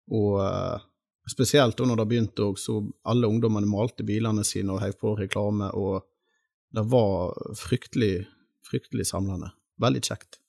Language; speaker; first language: Norwegian; native; Norwegian